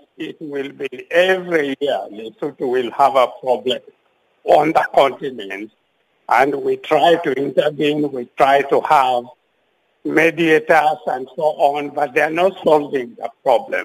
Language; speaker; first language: English; non-native, local second language; Luo (Kenya and Tanzania)